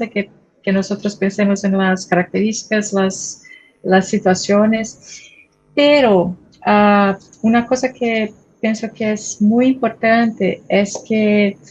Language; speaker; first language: Spanish; non-native, fluent; Portuguese